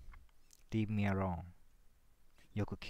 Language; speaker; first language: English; non-native, learner; Japanese